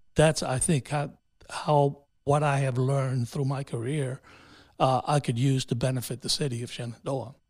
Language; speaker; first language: English; early bilingual, other home language; Spanish